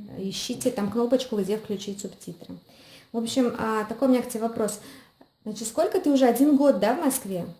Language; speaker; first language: Russian; native; Russian